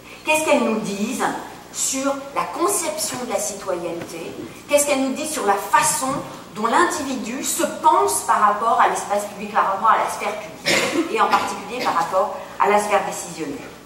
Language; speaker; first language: French; native; French